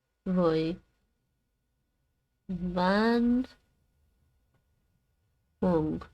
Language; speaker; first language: Vietnamese; non-native, learner; Dutch